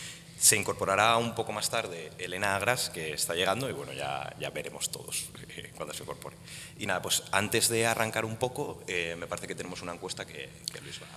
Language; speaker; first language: Spanish; native; Spanish